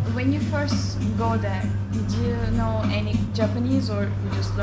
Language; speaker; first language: English; non-native, learner; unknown